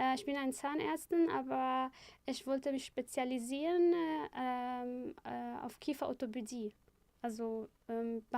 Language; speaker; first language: German; non-native, fluent; Arabic